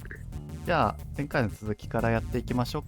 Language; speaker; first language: Japanese; native; Japanese